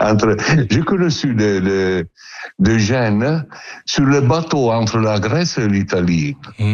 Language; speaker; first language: French; non-native, learner; Italian